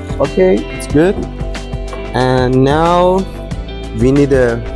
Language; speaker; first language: English; non-native, learner; Persian